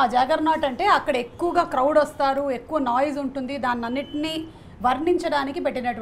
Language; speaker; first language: Telugu; native; Telugu